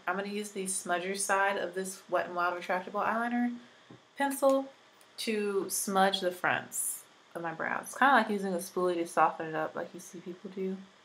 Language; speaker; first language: English; native; English